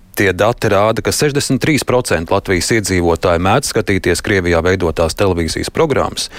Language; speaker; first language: Latvian; native; Latvian